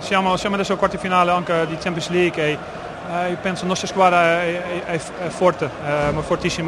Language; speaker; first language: Italian; non-native, learner; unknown